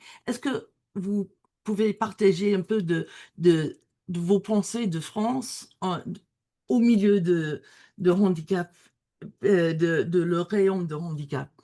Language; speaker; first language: French; non-native, learner; English